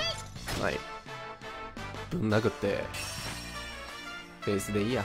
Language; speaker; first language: Japanese; native; Japanese